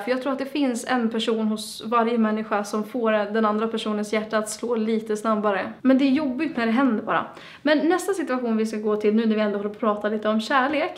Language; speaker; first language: Swedish; native; Swedish